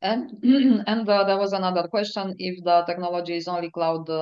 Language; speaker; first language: English; non-native, fluent; Romanian